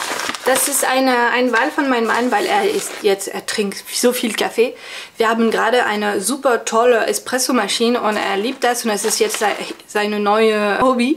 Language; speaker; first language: German; non-native, fluent; French